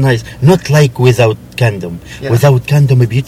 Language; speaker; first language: English; non-native, learner; Arabic